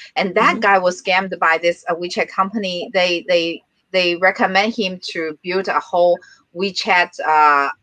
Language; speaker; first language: English; non-native, fluent; Chinese